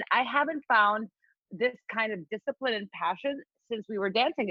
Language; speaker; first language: English; non-native, local second language; Filipino